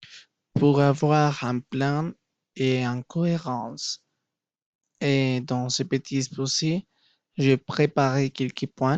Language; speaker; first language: French; non-native, learner; Spanish